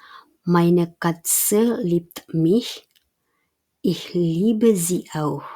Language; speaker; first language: German; non-native, fluent; Indonesian